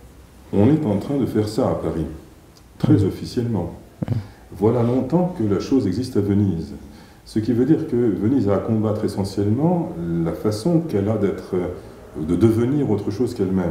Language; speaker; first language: French; native; French